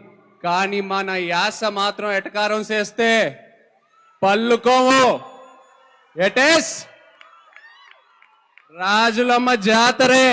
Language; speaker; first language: Telugu; native; Telugu